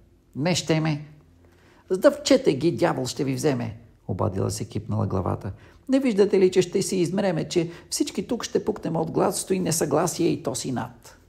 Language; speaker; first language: Bulgarian; native; Bulgarian